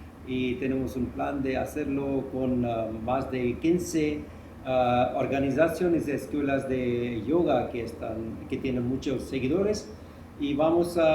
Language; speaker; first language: Spanish; non-native, fluent; Hindi